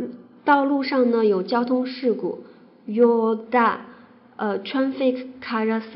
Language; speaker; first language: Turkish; non-native, fluent; Chinese